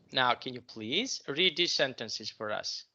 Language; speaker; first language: English; non-native, fluent; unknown